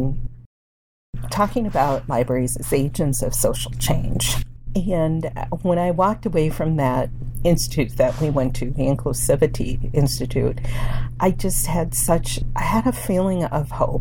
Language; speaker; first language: English; early bilingual, other home language; Spanish